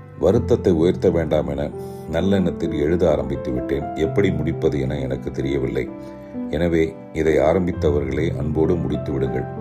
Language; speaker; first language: Tamil; non-native, local second language; Telugu